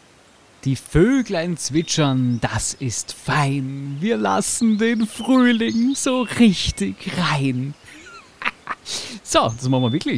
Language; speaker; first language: German; native; German